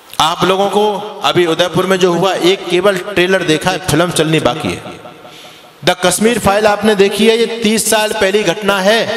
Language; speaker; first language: Hindi; native; Hindi